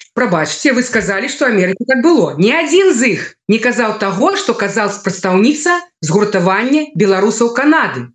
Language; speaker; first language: Belarusian; non-native, local second language; Russian